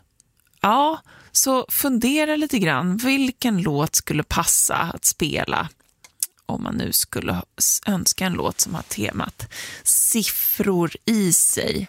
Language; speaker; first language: Swedish; native; Swedish